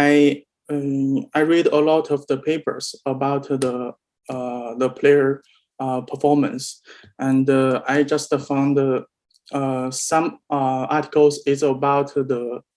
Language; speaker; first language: English; non-native, learner; Chinese